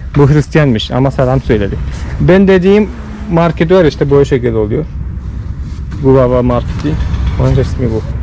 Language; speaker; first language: Turkish; non-native, fluent; Malayalam